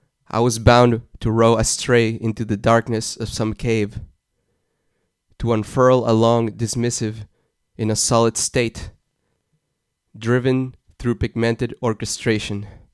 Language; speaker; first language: English; early bilingual, other home language; Spanish